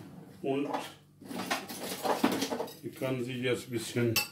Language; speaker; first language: German; non-native, learner; Urdu